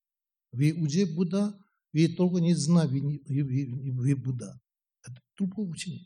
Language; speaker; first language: Russian; non-native, learner; Tibetan